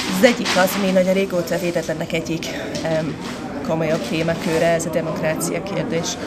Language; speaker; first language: Hungarian; non-native, fluent; English